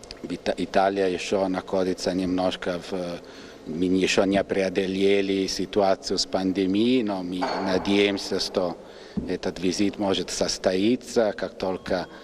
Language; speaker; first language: Russian; non-native, fluent; Italian